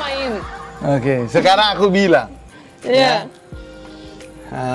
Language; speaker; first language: Indonesian; native; Indonesian